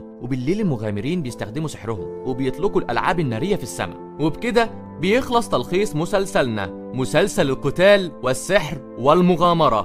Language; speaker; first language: Arabic; native; Arabic